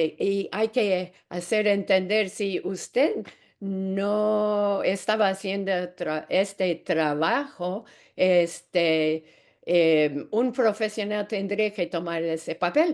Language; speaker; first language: Spanish; non-native, fluent; English